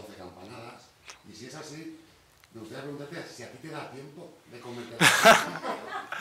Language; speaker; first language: Spanish; native; Spanish